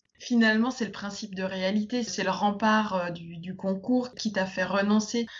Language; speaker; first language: French; native; French